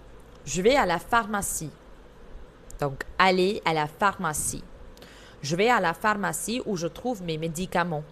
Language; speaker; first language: French; non-native, fluent; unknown